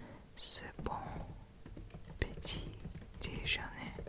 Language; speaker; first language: French; non-native, learner; English